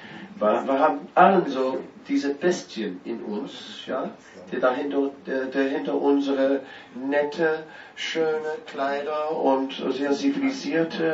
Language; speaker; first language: German; non-native, fluent; Dutch